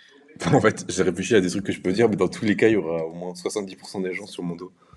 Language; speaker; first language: French; native; French